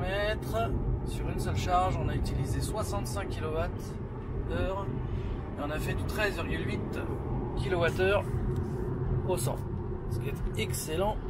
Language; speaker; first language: French; native; French